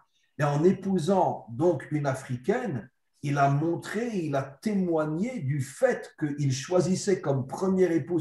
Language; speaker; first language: French; native; French